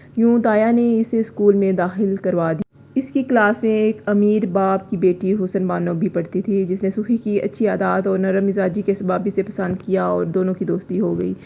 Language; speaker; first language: Urdu; native; Urdu